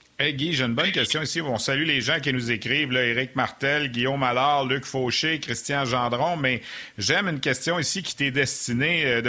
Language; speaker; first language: French; native; French